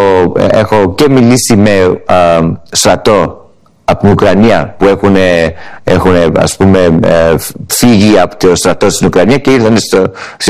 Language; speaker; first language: Greek; early bilingual, heritage; English